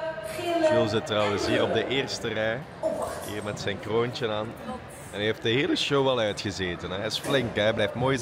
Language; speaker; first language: Dutch; native; Dutch